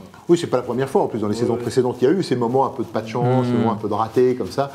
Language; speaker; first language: French; native; French